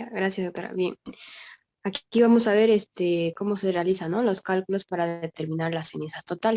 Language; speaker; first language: Spanish; native; Spanish